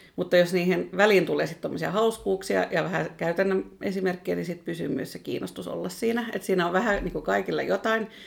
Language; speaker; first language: Finnish; non-native, local second language; Swedish